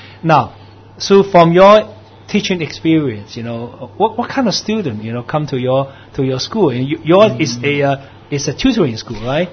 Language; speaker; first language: English; non-native, local second language; Cantonese